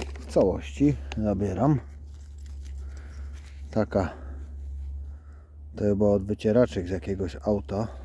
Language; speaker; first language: Polish; native; Polish